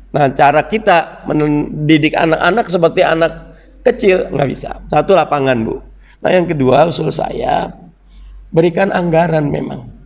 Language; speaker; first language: Indonesian; native; Indonesian